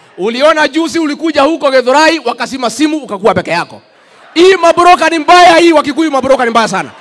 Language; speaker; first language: Swahili; non-native, local second language; Kikuyu